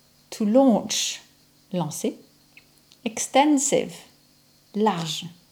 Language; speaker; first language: English; non-native, fluent; French